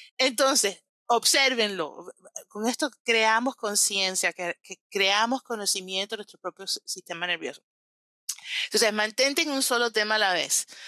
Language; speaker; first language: Spanish; early bilingual, heritage; Spanish